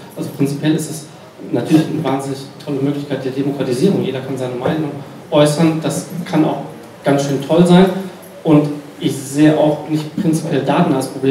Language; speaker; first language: German; native; German